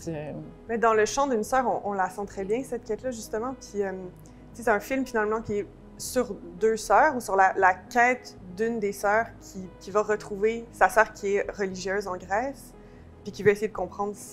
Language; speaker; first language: French; native; French